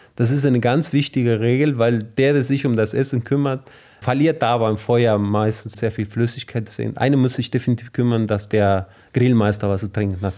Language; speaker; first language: German; non-native, fluent; Spanish